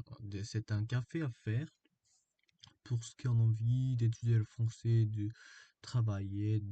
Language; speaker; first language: French; non-native, learner; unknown